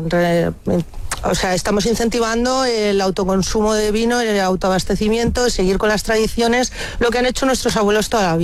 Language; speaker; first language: Spanish; native; Spanish